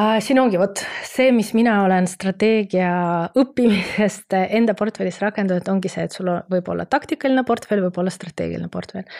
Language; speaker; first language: Estonian; non-native, local second language; Russian